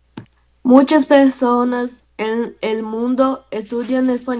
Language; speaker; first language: Spanish; non-native, learner; Portuguese